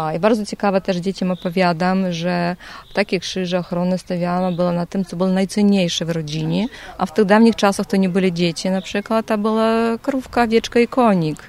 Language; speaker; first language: Polish; non-native, fluent; Russian